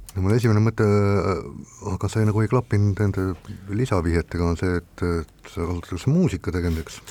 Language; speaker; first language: Estonian; native; Estonian